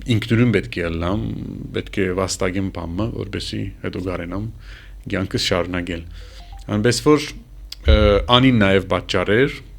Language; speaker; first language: Armenian; early bilingual, heritage; Armenian